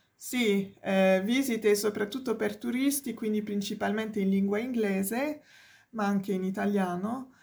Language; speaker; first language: Italian; non-native, fluent; French